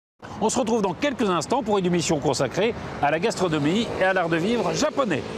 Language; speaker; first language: French; native; French